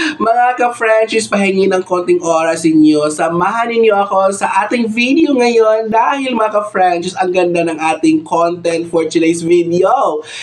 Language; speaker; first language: Filipino; non-native, local second language; Cebuano